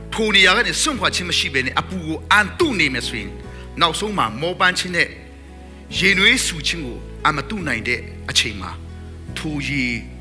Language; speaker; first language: Burmese; non-native, local second language; Thado Chin